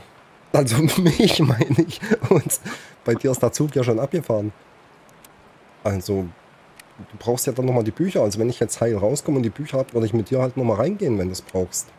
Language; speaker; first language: German; native; German